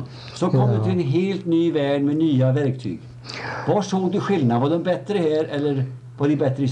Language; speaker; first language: Swedish; native; Swedish